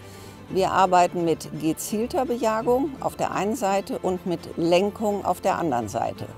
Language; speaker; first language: German; native; German